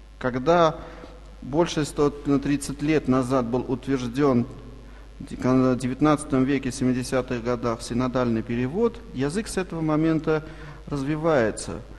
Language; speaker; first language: Russian; non-native, local second language; Armenian